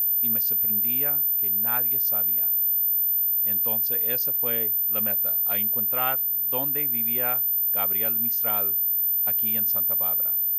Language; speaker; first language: Spanish; non-native, fluent; English